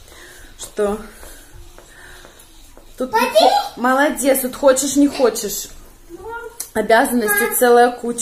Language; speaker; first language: Russian; native; Russian